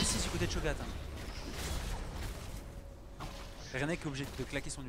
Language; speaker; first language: French; native; French